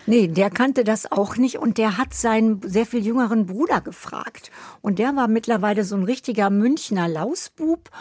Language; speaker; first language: German; native; German